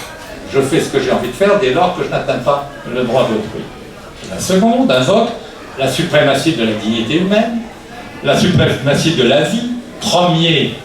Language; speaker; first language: French; native; French